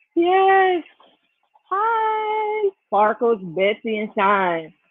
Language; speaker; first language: English; native; English